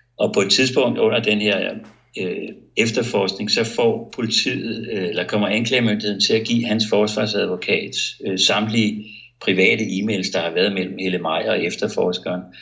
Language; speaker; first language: Danish; native; Danish